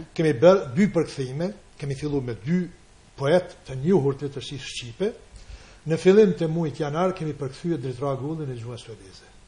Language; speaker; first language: Albanian; native; Albanian